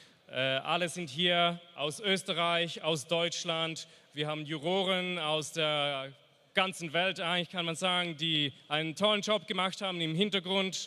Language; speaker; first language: German; native; German